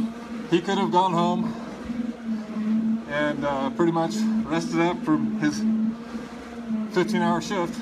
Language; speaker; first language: English; native; English